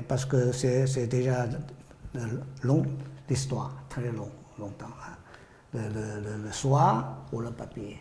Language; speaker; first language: French; non-native, learner; Chinese